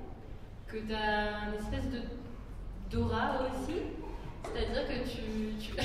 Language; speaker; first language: French; native; French